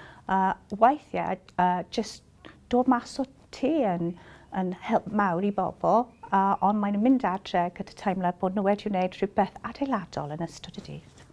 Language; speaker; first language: Welsh; non-native, local second language; English